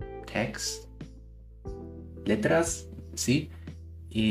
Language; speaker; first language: Spanish; non-native, learner; German